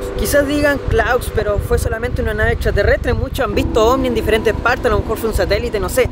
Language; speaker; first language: Spanish; native; Spanish